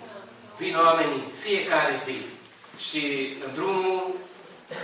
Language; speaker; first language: Romanian; non-native, learner; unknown